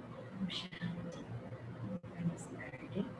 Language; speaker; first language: Spanish; early bilingual, heritage; English